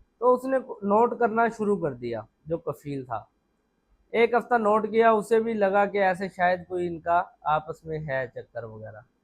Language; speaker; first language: Urdu; non-native, local second language; Punjabi